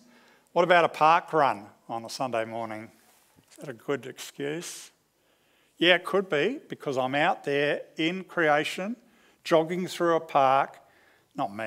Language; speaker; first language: English; native; English